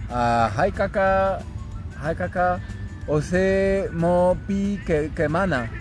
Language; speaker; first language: Indonesian; non-native, fluent; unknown